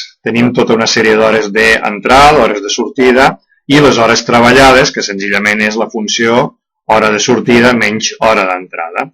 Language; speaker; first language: Catalan; native; Catalan